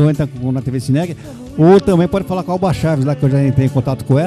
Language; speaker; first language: Portuguese; native; Portuguese